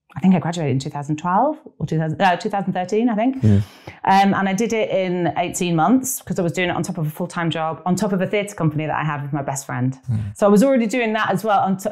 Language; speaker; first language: English; native; English